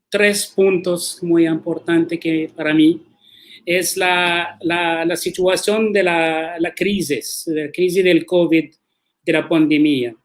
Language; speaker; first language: Spanish; non-native, learner; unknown